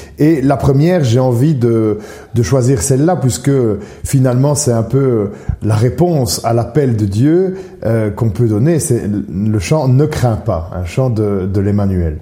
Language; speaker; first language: French; native; French